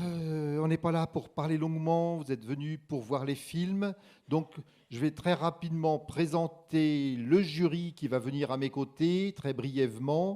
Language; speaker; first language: French; native; French